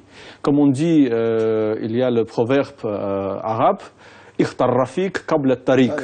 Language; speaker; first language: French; non-native, fluent; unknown